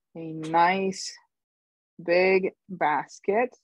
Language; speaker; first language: English; non-native, fluent; Spanish